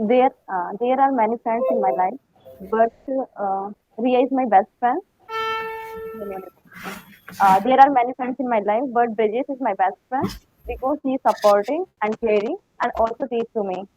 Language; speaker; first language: English; non-native, learner; Hindi